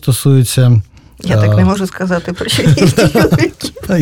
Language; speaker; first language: Ukrainian; native; Ukrainian